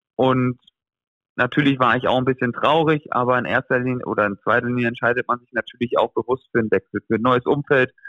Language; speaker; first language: German; native; German